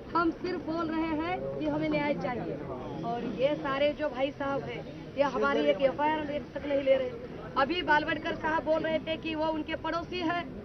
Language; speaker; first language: Hindi; non-native, local second language; Marathi